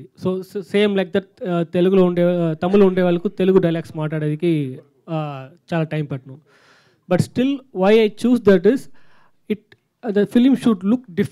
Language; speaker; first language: Telugu; non-native, learner; Tamil